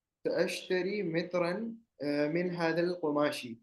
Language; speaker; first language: Arabic; non-native, learner; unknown